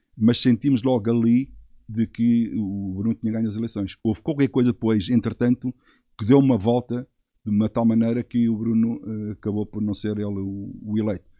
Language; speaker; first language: Portuguese; native; Portuguese